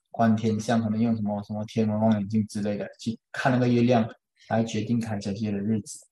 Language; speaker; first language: Chinese; native; Chinese